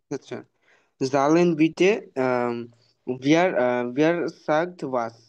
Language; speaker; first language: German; non-native, learner; Bangla